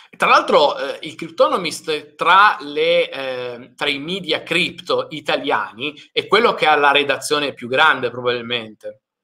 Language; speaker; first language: Italian; native; Italian